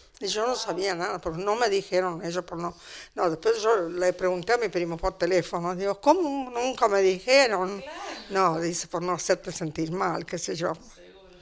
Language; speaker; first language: Spanish; non-native, fluent; Italian